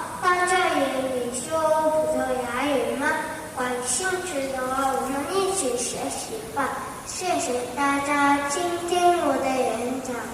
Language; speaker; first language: Chinese; non-native, learner; Korean